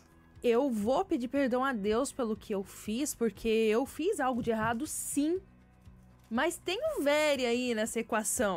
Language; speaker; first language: Portuguese; native; Portuguese